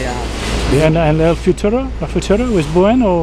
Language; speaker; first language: Spanish; non-native, learner; English